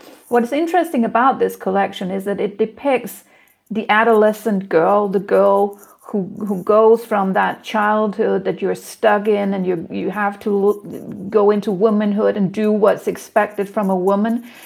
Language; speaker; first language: English; non-native, fluent; Danish